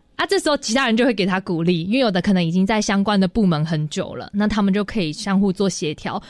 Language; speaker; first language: Chinese; non-native, local second language; Hakka Chinese